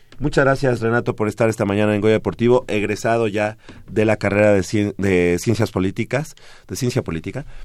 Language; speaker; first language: Spanish; native; Spanish